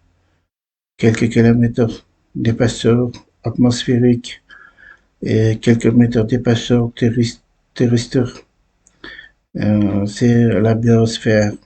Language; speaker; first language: French; non-native, learner; Uzbek